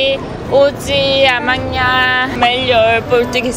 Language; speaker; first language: Portuguese; non-native, learner; Korean